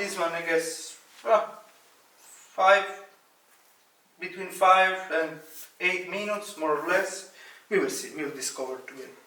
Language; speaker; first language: English; non-native, fluent; Italian